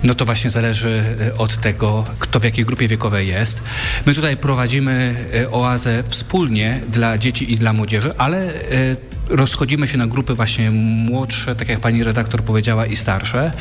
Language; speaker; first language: Polish; native; Polish